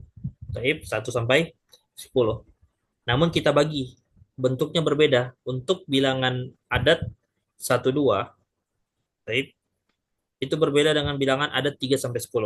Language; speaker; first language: Indonesian; native; Indonesian